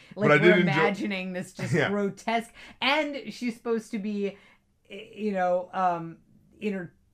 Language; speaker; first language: English; native; English